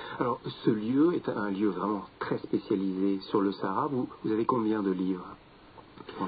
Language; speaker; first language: French; native; French